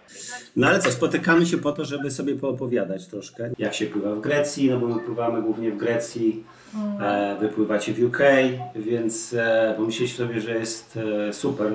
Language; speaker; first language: Polish; native; Polish